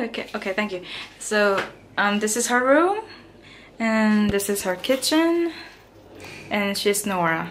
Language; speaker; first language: English; non-native, learner; Korean